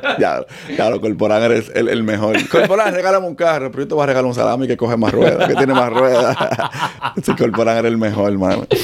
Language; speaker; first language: Spanish; native; Spanish